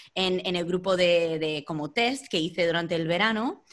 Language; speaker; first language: Spanish; non-native, fluent; English